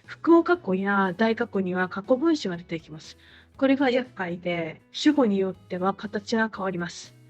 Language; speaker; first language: Japanese; native; Japanese